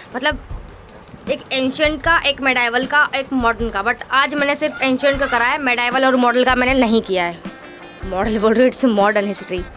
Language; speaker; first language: Hindi; native; Hindi